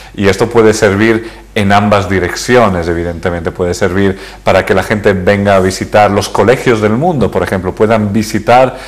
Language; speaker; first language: Spanish; early bilingual, heritage; Spanish